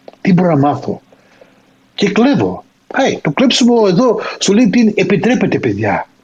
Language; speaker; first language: Greek; early bilingual, heritage; Greek